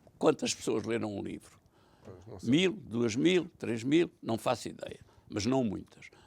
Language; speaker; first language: Portuguese; native; Portuguese